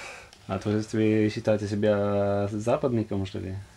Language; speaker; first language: Russian; non-native, fluent; Norwegian